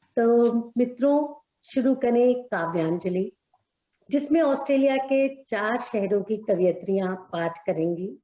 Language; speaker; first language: Hindi; native; Hindi